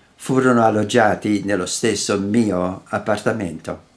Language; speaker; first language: Italian; non-native, fluent; Dutch